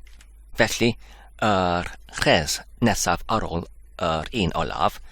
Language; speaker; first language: Welsh; non-native, learner; English